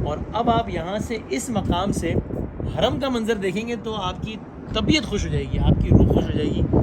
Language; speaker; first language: Urdu; native; Urdu